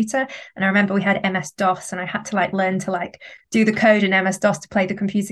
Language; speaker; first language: English; native; English